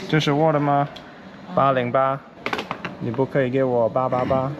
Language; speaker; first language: Chinese; non-native, learner; English